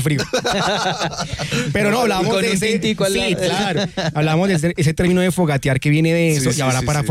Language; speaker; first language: Spanish; native; Spanish